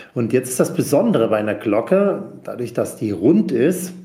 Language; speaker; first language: German; native; German